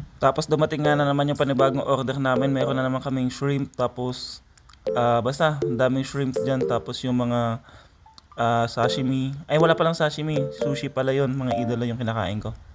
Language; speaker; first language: Filipino; native; Filipino